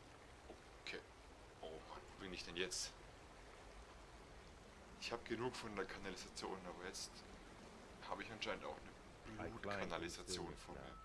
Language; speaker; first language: German; native; German